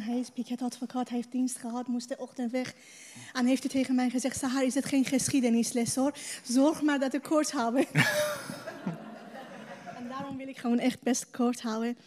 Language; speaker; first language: Dutch; non-native, learner; Persian